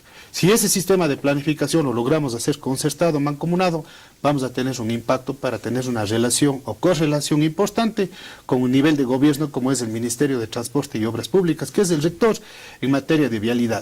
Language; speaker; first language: Spanish; native; Spanish